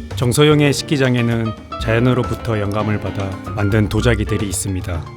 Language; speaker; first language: Korean; native; Korean